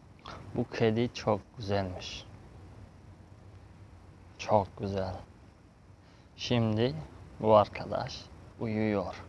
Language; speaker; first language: Turkish; non-native, fluent; Tajik